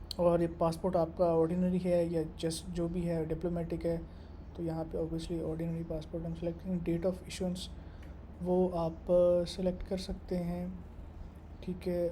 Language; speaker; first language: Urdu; native; Urdu